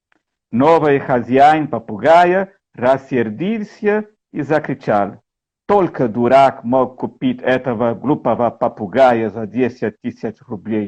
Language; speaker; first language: Russian; non-native, learner; Portuguese